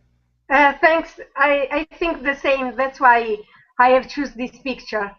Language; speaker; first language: English; non-native, learner; Italian